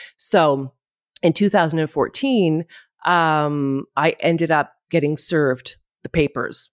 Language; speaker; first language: English; native; English